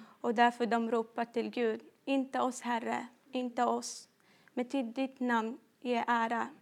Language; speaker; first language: Swedish; non-native, fluent; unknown